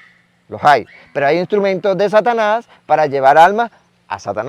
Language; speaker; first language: Spanish; native; Spanish